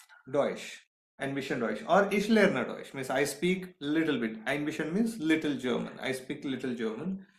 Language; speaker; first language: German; non-native, fluent; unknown